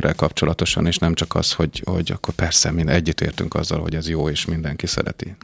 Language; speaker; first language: Hungarian; native; Hungarian